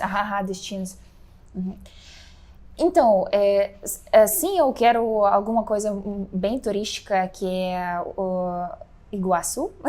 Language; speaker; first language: Portuguese; non-native, fluent; Russian